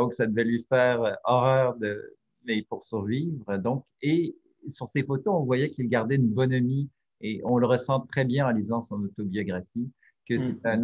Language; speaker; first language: French; native; French